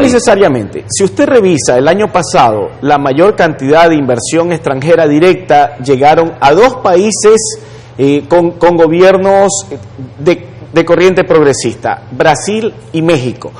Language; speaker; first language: Spanish; native; Spanish